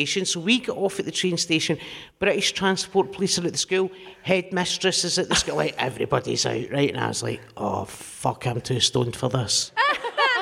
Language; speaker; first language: English; native; English